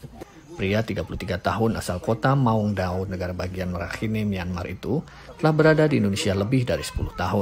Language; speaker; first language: Indonesian; native; Indonesian